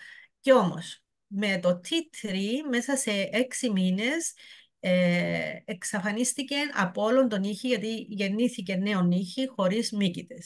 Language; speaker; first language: Greek; native; Greek